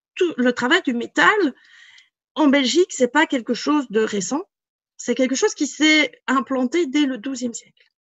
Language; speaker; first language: French; native; French